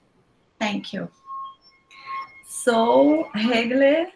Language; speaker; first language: English; non-native, learner; Portuguese